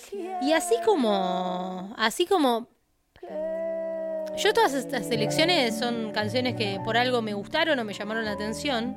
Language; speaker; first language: Spanish; native; Spanish